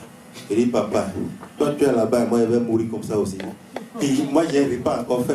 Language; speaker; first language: French; native; French